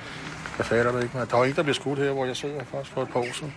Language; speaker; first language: Danish; native; Danish